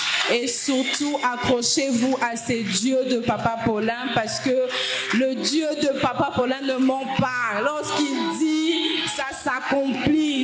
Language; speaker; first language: French; non-native, local second language; Lingala